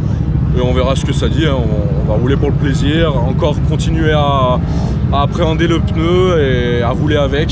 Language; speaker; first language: French; native; French